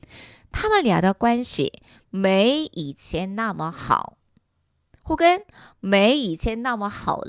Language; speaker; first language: Chinese; non-native, fluent; Korean